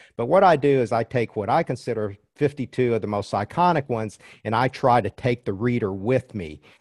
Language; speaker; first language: English; early bilingual, other home language; Chinese